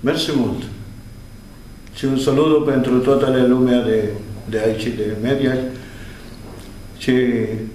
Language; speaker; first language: Romanian; non-native, learner; Spanish